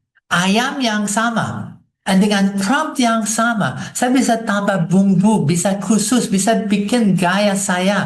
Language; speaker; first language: Indonesian; non-native, fluent; English